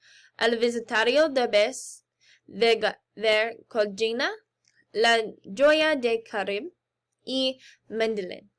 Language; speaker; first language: Spanish; non-native, learner; English